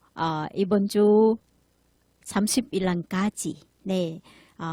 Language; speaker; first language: Korean; non-native, learner; Thai